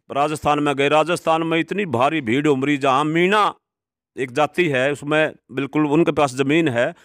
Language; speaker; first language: Hindi; native; Hindi